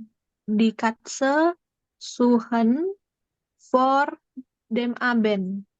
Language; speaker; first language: German; non-native, learner; Indonesian